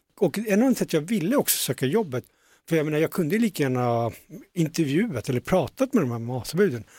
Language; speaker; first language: Swedish; early bilingual, other home language; Punjabi